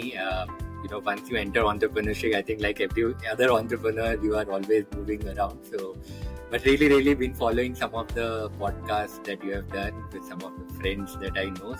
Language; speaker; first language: English; non-native, local second language; Hindi